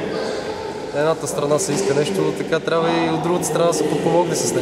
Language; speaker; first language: Bulgarian; native; Bulgarian